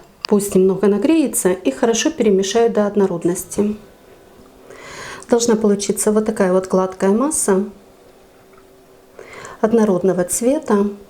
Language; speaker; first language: Russian; native; Russian